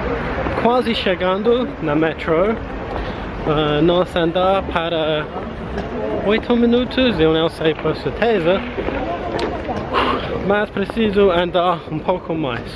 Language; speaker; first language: Portuguese; non-native, learner; English